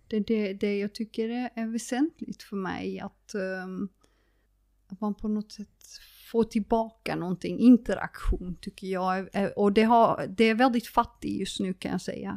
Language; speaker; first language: Swedish; non-native, fluent; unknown